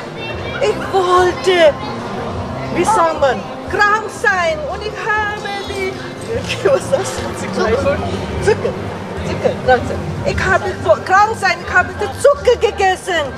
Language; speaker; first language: German; non-native, learner; Tibetan